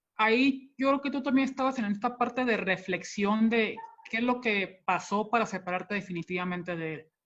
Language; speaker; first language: Spanish; native; Spanish